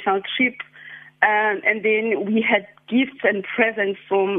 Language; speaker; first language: English; non-native, local second language; Xhosa